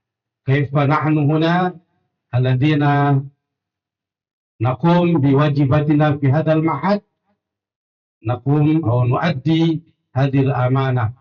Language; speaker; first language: Arabic; non-native, fluent; Indonesian